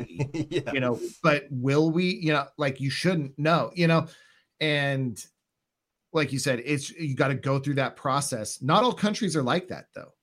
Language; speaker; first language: English; native; English